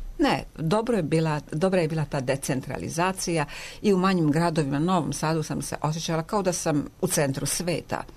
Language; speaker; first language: Serbian; non-native, local second language; Hungarian